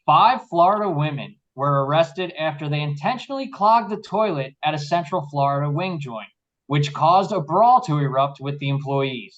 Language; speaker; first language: English; native; English